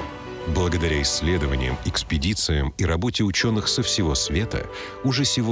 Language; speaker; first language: Russian; native; Russian